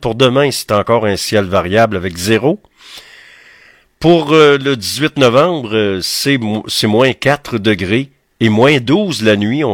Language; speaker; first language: French; native; French